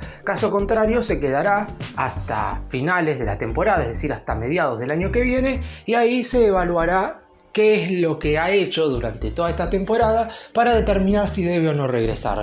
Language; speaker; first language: Spanish; native; Spanish